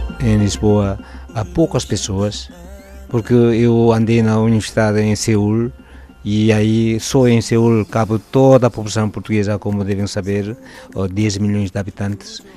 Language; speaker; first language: Portuguese; non-native, fluent; Korean